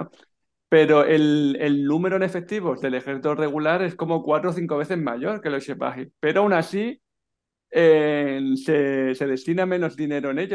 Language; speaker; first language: Spanish; native; Spanish